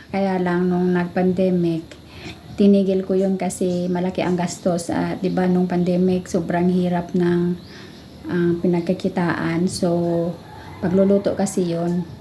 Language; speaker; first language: Filipino; non-native, local second language; Kinaray-a